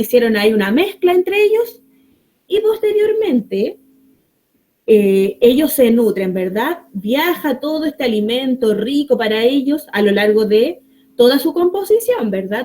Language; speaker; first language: Spanish; native; Spanish